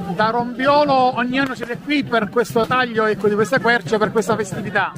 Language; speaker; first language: Italian; native; Italian